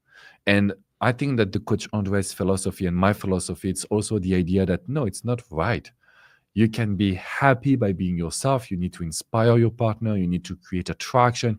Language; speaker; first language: English; non-native, fluent; French